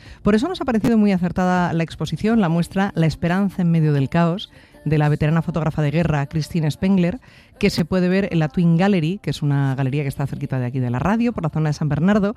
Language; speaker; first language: Spanish; native; Spanish